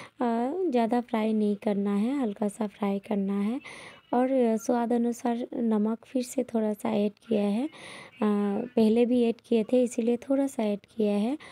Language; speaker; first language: Hindi; non-native, local second language; Bangla